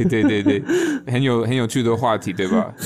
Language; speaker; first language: Chinese; non-native, fluent; English